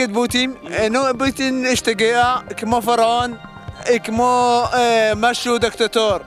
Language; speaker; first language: Hebrew; non-native, learner; Arabic